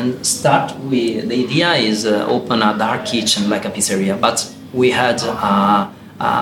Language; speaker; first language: English; non-native, learner; Italian